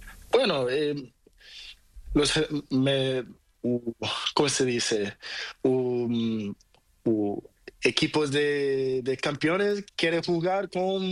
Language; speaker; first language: Spanish; non-native, learner; Portuguese